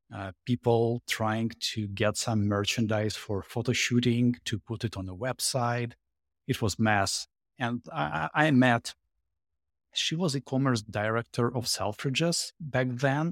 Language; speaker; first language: English; non-native, fluent; Russian